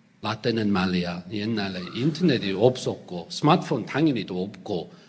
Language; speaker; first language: Korean; non-native, fluent; English